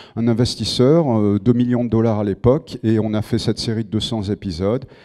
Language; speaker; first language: French; native; French